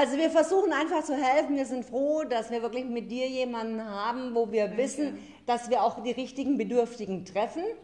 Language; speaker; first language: German; native; German